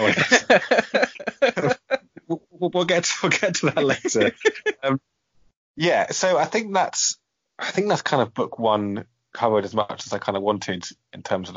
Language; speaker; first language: English; native; English